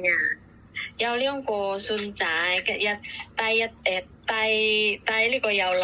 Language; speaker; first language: Cantonese; non-native, learner; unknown